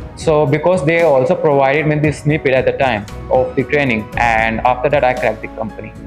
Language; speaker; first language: English; non-native, local second language; Hindi